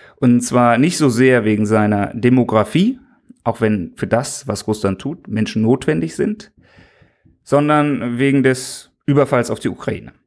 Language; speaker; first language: German; native; German